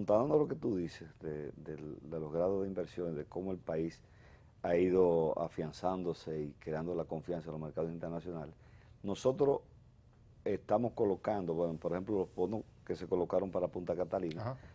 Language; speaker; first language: Spanish; native; Spanish